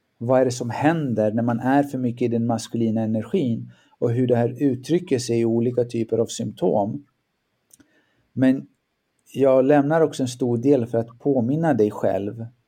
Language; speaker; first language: Swedish; early bilingual, other home language; Greek